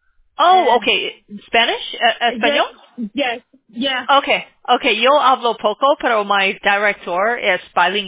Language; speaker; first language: Spanish; non-native, learner; English